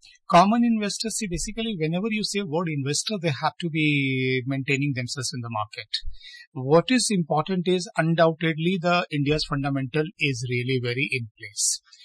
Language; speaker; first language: English; non-native, local second language; Hindi